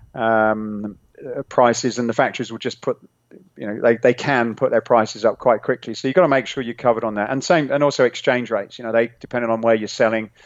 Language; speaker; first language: English; native; English